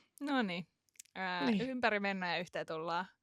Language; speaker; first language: Finnish; native; Finnish